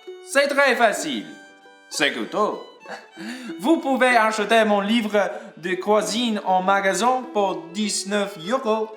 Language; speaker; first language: French; non-native, learner; English